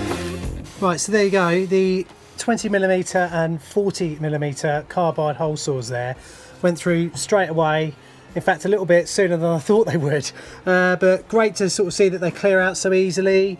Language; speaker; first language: English; native; English